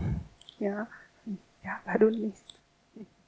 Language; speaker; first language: German; non-native, learner; Spanish